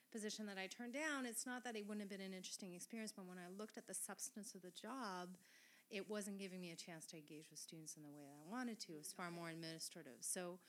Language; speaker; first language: English; non-native, fluent; French